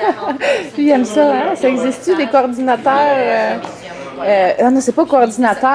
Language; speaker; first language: French; native; French